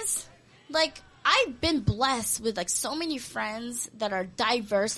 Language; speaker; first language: English; early bilingual, other home language; Korean